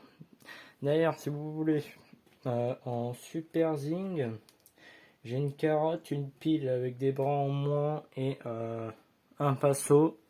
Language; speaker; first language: French; native; French